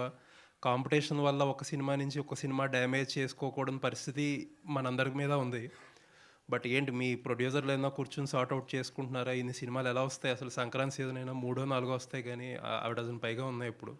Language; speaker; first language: Telugu; native; Telugu